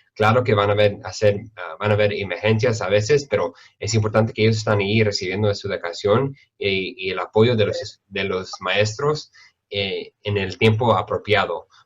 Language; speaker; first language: Spanish; early bilingual, heritage; Spanish